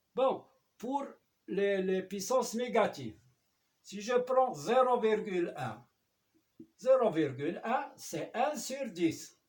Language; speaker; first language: French; non-native, local second language; Arabic